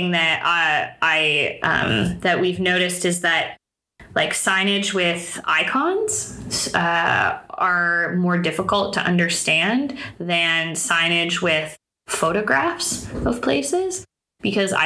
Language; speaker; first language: English; native; English